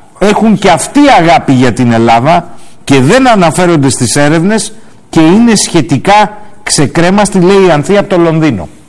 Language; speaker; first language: Greek; native; Greek